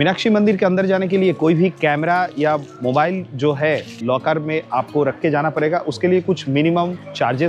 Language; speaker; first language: Hindi; non-native, local second language; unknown